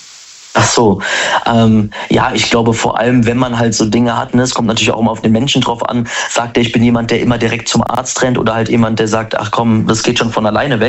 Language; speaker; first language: German; native; German